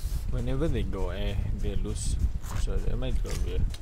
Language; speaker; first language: English; non-native, local second language; Malay